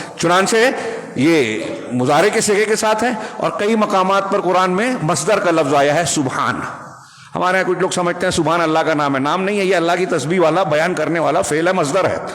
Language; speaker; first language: Urdu; native; Urdu